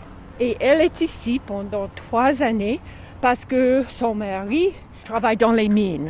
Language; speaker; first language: French; non-native, fluent; English